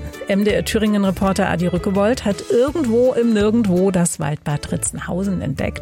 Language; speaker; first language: German; native; German